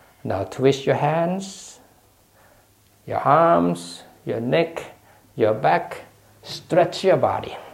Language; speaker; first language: English; non-native, fluent; Thai